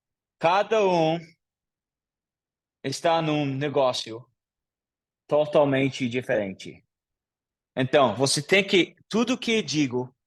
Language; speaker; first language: Portuguese; non-native, learner; English